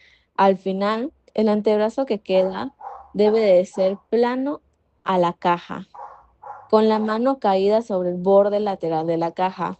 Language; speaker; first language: Spanish; native; Spanish